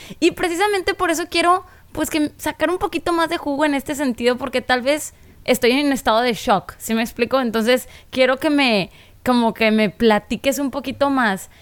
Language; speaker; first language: Spanish; native; Spanish